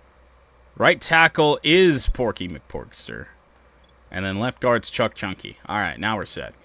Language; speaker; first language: English; native; English